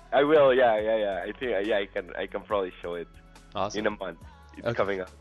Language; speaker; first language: English; non-native, fluent; Spanish